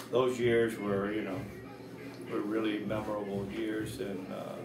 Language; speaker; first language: English; native; English